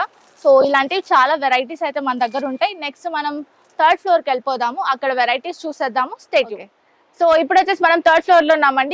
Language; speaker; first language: Telugu; native; Telugu